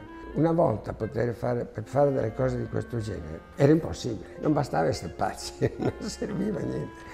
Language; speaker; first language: Italian; native; Italian